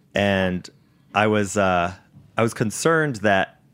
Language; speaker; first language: English; native; English